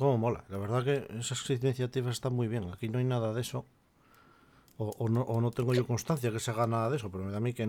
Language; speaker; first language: Spanish; native; Spanish